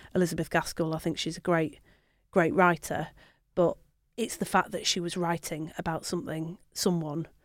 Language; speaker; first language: English; native; English